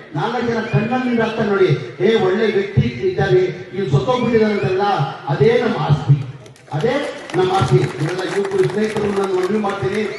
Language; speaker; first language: Kannada; non-native, local second language; Urdu